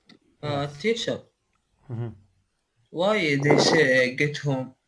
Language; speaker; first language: English; non-native, learner; Arabic